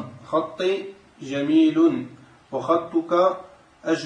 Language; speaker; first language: Arabic; non-native, learner; French